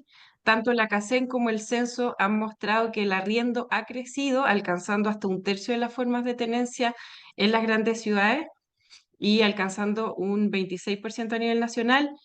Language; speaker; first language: Spanish; native; Spanish